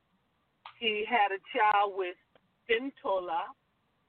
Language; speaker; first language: English; native; English